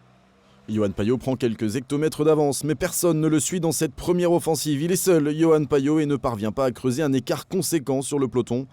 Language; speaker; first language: French; native; French